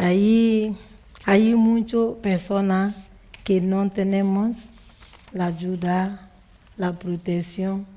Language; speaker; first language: Spanish; non-native, learner; French